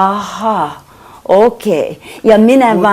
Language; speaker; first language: Finnish; early bilingual, heritage; English